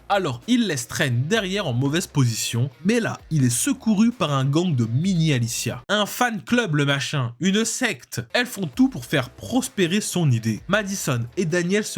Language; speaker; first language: French; native; French